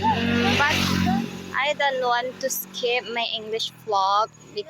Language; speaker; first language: English; non-native, learner; Indonesian